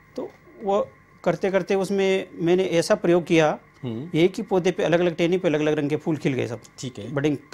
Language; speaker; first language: Hindi; native; Hindi